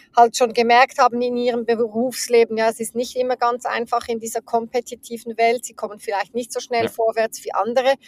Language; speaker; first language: German; native; German